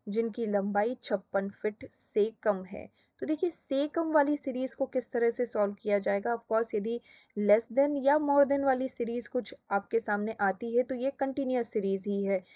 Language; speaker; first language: Hindi; native; Hindi